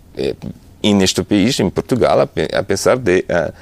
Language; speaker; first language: Portuguese; non-native, fluent; Italian